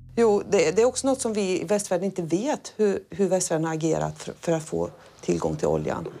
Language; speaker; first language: Swedish; native; Swedish